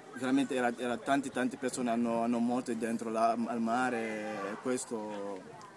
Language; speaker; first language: Italian; non-native, fluent; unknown